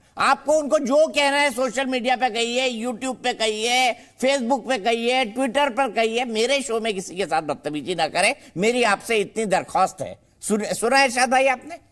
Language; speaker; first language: Hindi; native; Hindi